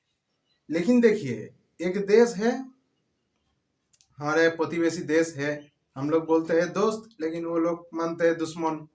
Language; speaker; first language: Hindi; non-native, local second language; Bangla